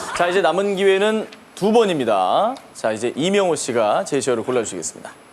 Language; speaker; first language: Korean; native; Korean